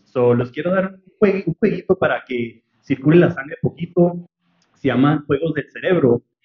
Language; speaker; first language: Spanish; early bilingual, heritage; Spanish